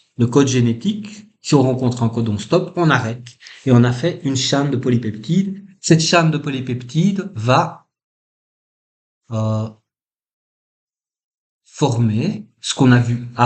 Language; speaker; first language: French; native; French